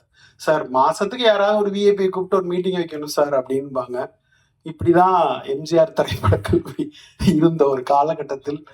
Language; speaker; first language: Tamil; native; Tamil